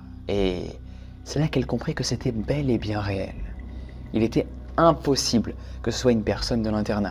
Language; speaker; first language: French; native; French